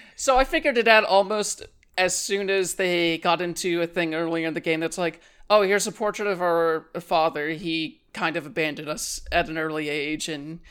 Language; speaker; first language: English; native; English